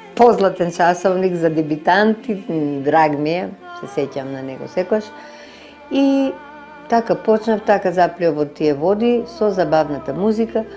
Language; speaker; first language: Macedonian; native; Macedonian